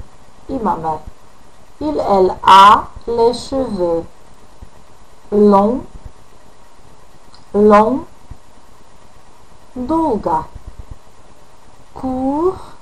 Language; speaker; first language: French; non-native, fluent; Macedonian